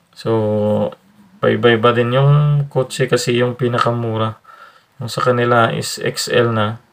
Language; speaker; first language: Filipino; native; Filipino